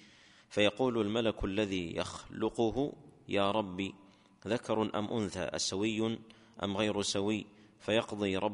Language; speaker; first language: Arabic; native; Arabic